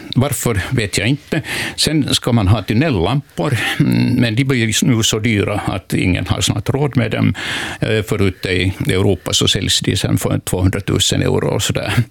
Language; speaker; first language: Swedish; native; Swedish